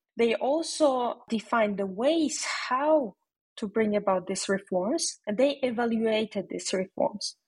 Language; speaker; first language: English; non-native, fluent; Ukrainian